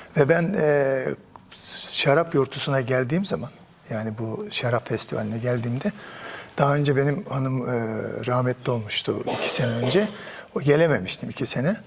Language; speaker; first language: Turkish; native; Turkish